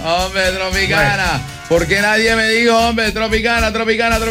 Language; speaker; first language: Spanish; native; Spanish